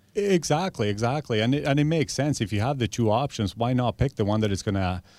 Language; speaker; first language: English; early bilingual, other home language; Spanish